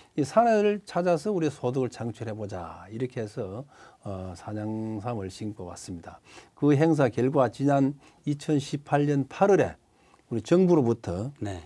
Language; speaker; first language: Korean; native; Korean